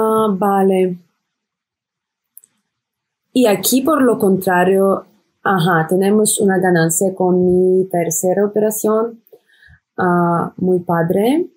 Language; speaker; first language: Spanish; non-native, fluent; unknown